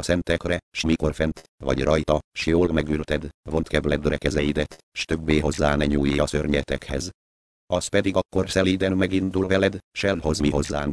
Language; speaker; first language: Hungarian; native; Hungarian